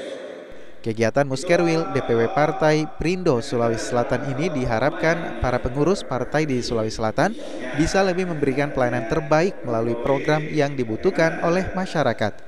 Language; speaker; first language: Indonesian; native; Indonesian